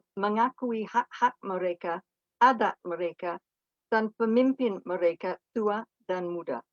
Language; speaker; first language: Indonesian; non-native, fluent; English